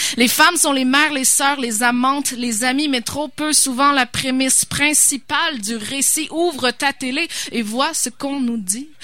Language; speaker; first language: French; native; French